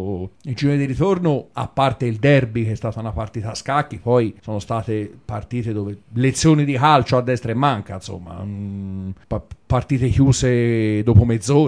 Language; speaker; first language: Italian; native; Italian